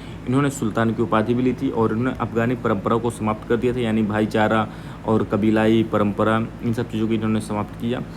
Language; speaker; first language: Hindi; native; Hindi